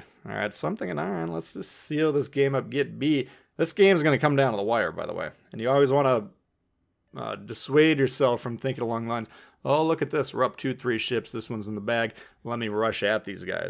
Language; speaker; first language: English; native; English